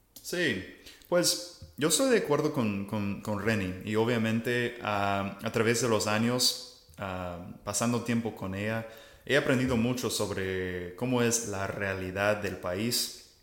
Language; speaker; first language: Spanish; non-native, fluent; English